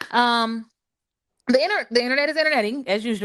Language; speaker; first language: English; native; English